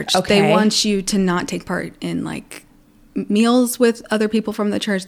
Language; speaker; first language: English; early bilingual, other home language; Pennsylvania German